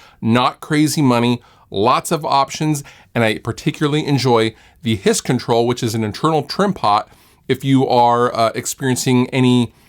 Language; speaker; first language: English; native; English